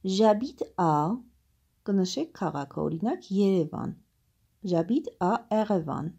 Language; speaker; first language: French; non-native, fluent; Armenian